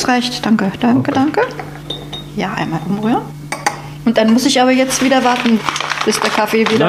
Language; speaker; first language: German; native; German